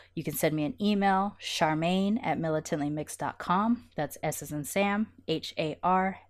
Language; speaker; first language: English; native; English